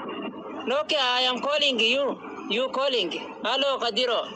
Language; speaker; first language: English; non-native, learner; Oromo